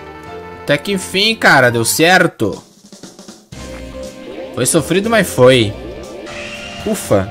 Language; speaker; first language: Portuguese; native; Portuguese